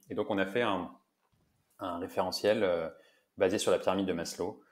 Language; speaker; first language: French; native; French